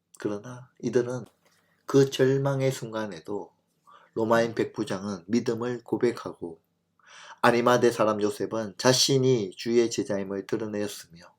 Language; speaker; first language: Korean; native; Korean